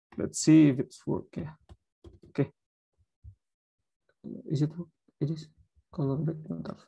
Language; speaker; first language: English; non-native, fluent; Indonesian